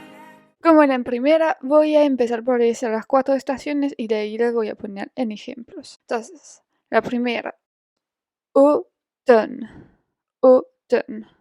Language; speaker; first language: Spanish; non-native, fluent; French